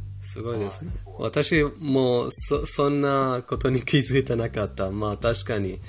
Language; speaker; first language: Japanese; non-native, fluent; Persian